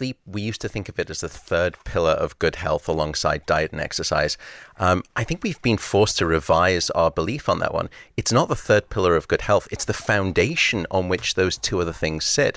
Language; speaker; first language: English; native; English